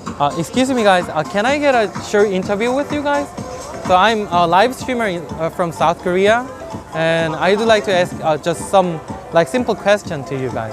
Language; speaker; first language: English; non-native, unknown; Korean